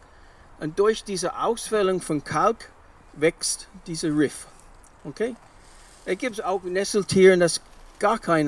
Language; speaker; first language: German; non-native, fluent; English